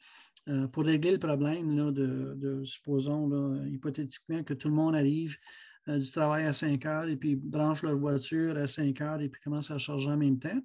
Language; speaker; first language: French; native; French